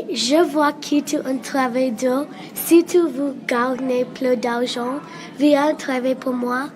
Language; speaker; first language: French; non-native, learner; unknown